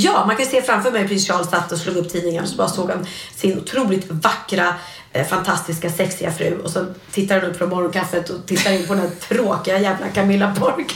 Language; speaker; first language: Swedish; native; Swedish